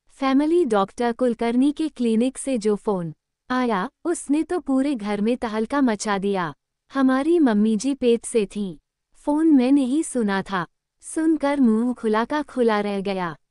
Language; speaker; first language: Hindi; native; Hindi